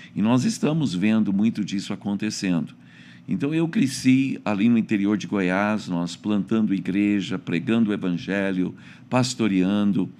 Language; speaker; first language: Portuguese; early bilingual, other home language; English